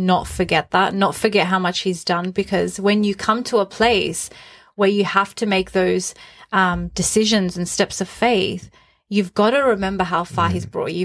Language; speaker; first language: English; native; English